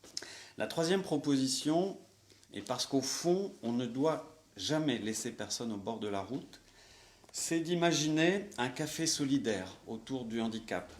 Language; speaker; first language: French; native; French